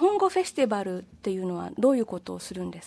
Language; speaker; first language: Japanese; native; Japanese